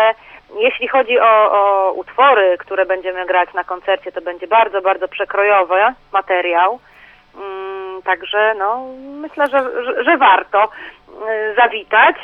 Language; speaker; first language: Polish; native; Polish